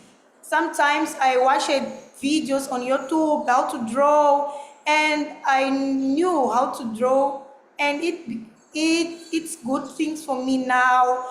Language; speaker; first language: English; non-native, learner; Portuguese